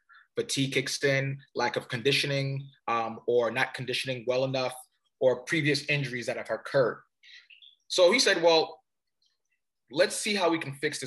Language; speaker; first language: English; early bilingual, other home language; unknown